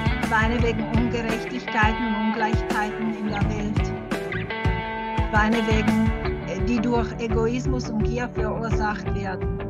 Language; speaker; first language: German; non-native, fluent; Italian